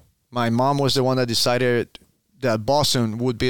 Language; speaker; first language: English; non-native, fluent; Spanish